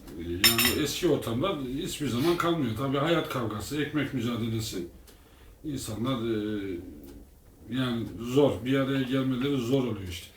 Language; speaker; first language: Turkish; early bilingual, heritage; Turkish